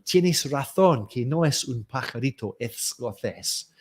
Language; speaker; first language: Spanish; non-native, fluent; English